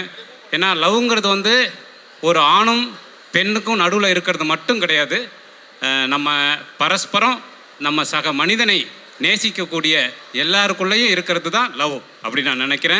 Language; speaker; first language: Tamil; native; Tamil